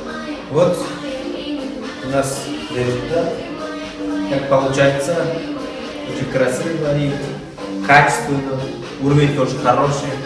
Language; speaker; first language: Russian; non-native, fluent; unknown